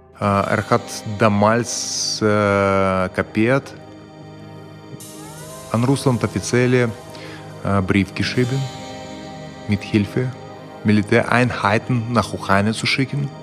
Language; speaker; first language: German; non-native, fluent; Russian